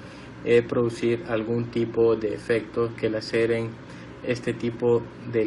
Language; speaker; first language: Spanish; native; Spanish